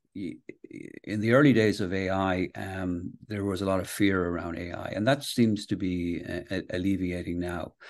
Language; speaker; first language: English; native; English